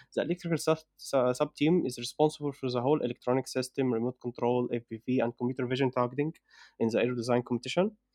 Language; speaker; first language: English; non-native, fluent; Arabic